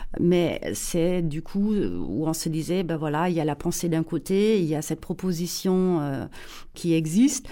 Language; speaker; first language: French; non-native, fluent; German